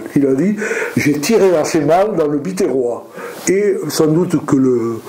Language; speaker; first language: French; native; French